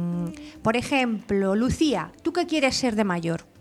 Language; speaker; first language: Spanish; native; Spanish